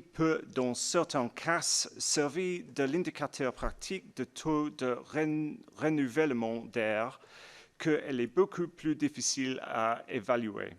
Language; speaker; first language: French; non-native, learner; English